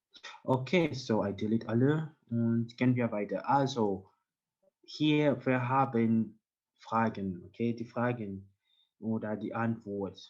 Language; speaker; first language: German; non-native, learner; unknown